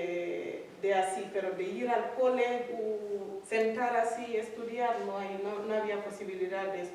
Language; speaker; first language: Spanish; non-native, learner; Fula